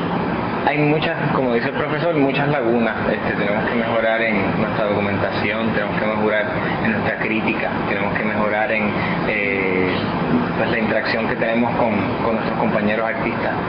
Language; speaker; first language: Spanish; native; Spanish